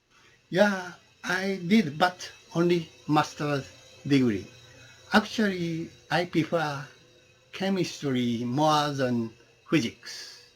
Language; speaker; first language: English; non-native, learner; Japanese